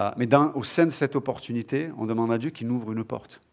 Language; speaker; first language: French; native; French